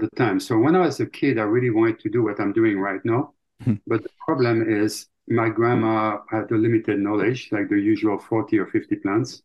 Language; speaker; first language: English; non-native, fluent; French